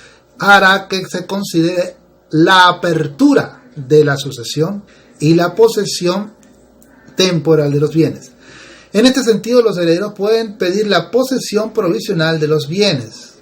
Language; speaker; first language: Spanish; native; Spanish